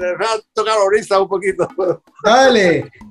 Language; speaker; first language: Spanish; early bilingual, other home language; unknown